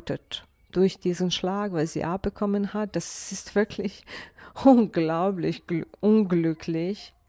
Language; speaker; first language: German; non-native, fluent; Bosnian